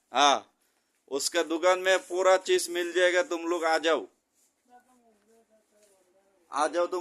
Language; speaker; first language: Hindi; non-native, learner; Bangla